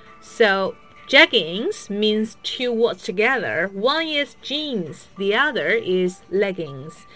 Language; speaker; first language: English; non-native, fluent; Chinese